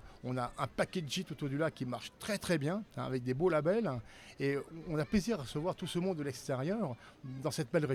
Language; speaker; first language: French; native; French